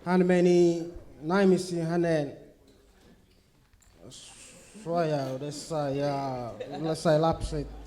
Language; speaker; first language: Finnish; early bilingual, other home language; Swahili